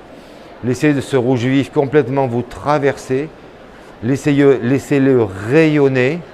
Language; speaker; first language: French; native; French